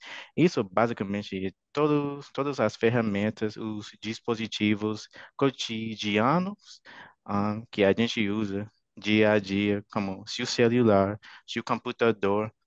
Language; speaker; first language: Portuguese; non-native, fluent; English